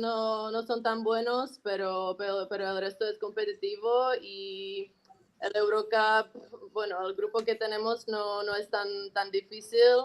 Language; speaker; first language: Spanish; non-native, fluent; Czech